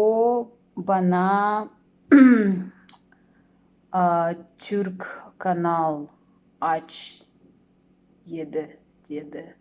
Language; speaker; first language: Turkish; non-native, learner; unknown